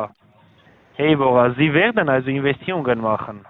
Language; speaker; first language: German; non-native, learner; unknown